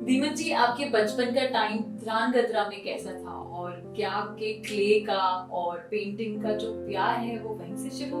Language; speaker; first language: Hindi; native; Hindi